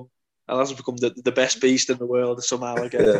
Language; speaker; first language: English; native; English